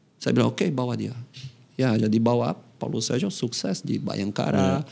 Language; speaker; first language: Indonesian; non-native, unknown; Portuguese